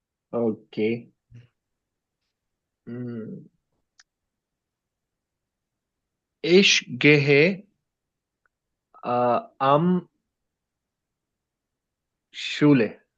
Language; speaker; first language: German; non-native, learner; Urdu